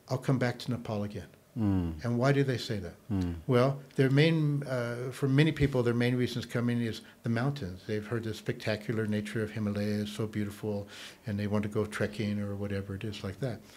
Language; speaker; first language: English; native; English